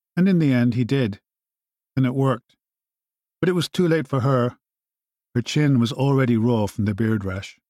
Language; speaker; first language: English; native; English